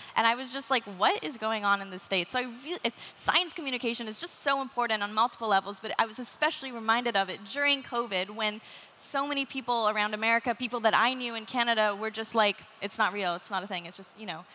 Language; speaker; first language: English; native; English